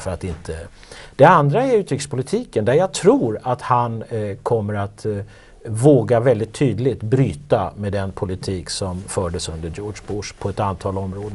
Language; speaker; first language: Swedish; native; Swedish